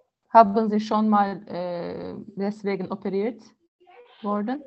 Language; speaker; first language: German; non-native, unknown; Turkish